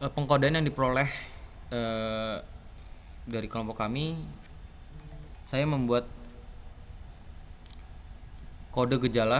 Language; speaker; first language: Indonesian; native; Indonesian